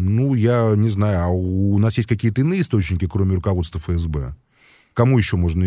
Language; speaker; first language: Russian; native; Russian